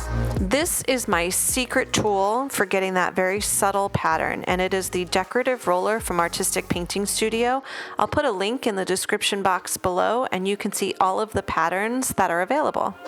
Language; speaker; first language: English; native; English